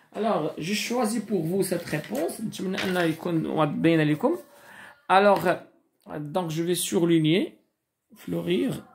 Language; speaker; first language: French; non-native, local second language; Arabic